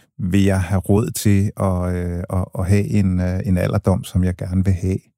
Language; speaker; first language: Danish; early bilingual, other home language; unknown